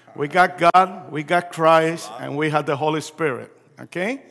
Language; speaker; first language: English; early bilingual, other home language; Spanish